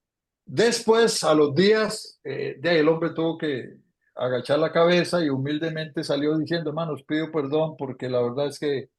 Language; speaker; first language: Spanish; native; Spanish